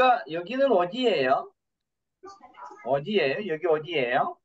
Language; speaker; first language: Korean; non-native, fluent; Kyrgyz